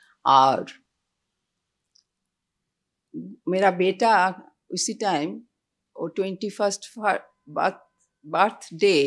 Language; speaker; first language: Hindi; non-native, local second language; Bangla